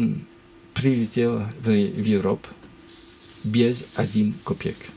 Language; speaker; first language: Russian; non-native, learner; French